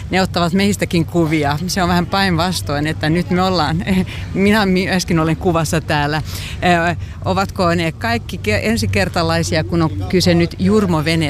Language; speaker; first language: Finnish; non-native, local second language; Swedish